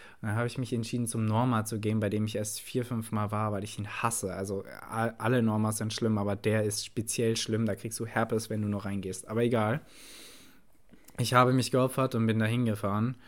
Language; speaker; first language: German; native; German